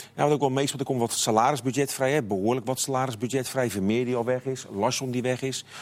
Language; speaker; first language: Dutch; native; Dutch